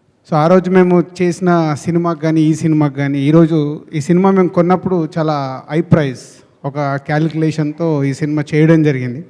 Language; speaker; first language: Telugu; native; Telugu